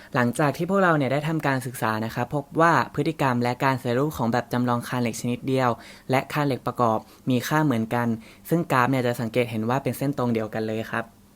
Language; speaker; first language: Thai; native; Thai